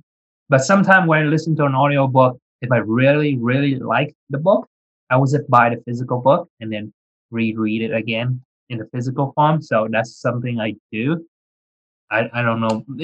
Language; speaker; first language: English; early bilingual, other home language; Vietnamese